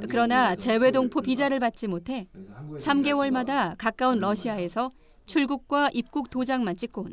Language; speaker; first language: Korean; native; Korean